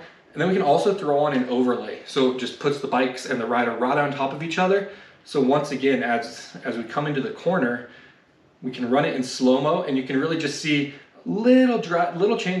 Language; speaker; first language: English; native; English